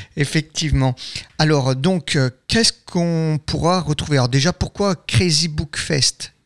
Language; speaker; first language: French; native; French